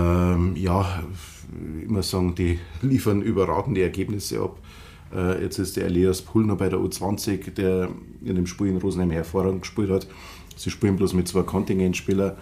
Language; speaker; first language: German; native; German